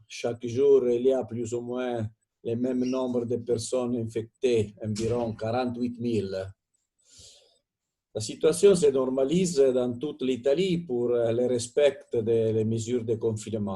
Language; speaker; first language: French; non-native, fluent; Italian